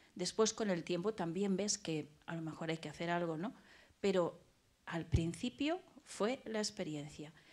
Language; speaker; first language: Spanish; native; Spanish